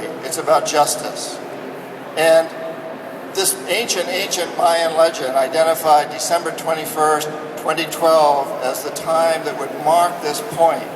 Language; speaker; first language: English; native; English